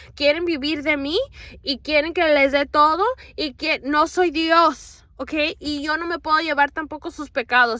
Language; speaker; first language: Spanish; early bilingual, heritage; Spanish